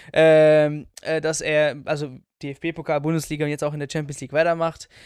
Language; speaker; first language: German; early bilingual, other home language; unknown